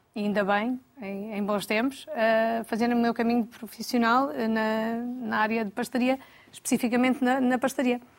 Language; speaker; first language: Portuguese; native; Portuguese